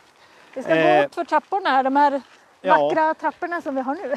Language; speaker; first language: Swedish; native; Swedish